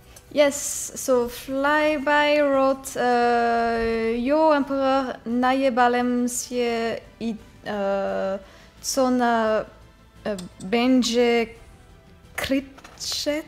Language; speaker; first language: Polish; non-native, learner; French